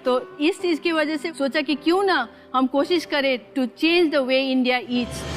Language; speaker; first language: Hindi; non-native, local second language; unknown